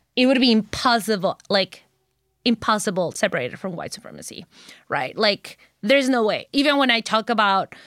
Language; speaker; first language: English; non-native, fluent; Spanish